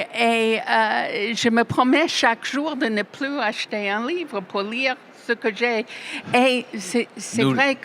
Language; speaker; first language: French; non-native, fluent; English